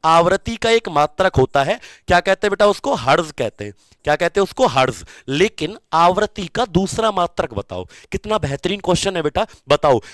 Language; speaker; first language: Hindi; native; Hindi